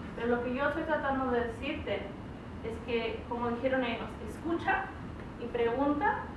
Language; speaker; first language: Spanish; early bilingual, other home language; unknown